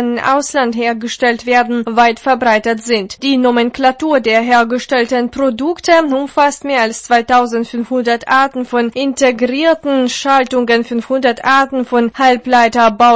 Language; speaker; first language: German; non-native, fluent; Russian